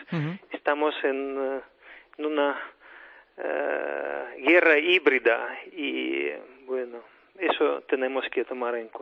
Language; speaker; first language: Spanish; non-native, fluent; Ukrainian